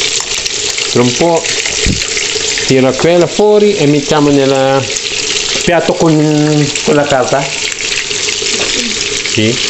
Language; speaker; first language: Italian; non-native, learner; Filipino